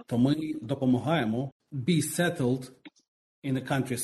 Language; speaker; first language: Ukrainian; non-native, local second language; Russian